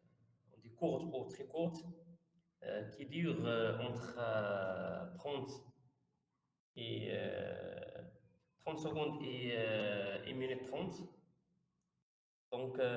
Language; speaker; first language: French; non-native, fluent; Arabic